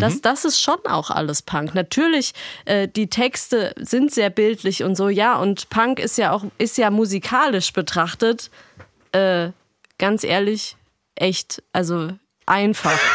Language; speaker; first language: German; native; German